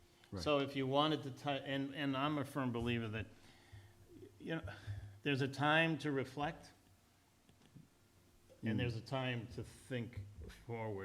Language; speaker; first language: English; native; English